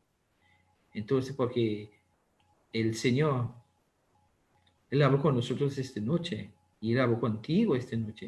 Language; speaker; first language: Spanish; non-native, learner; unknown